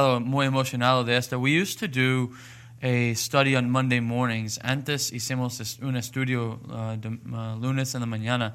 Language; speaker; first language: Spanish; non-native, learner; English